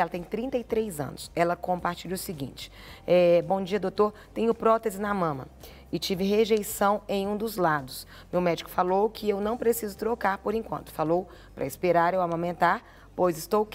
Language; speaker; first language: Portuguese; native; Portuguese